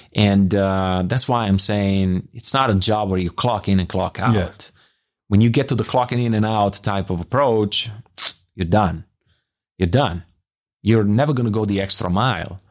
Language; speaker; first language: English; non-native, fluent; Italian